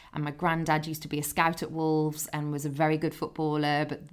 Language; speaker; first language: English; native; English